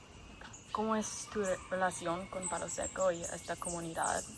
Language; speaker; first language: Spanish; non-native, learner; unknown